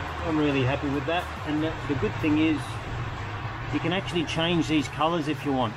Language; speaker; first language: English; native; English